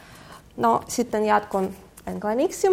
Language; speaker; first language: Finnish; non-native, learner; Russian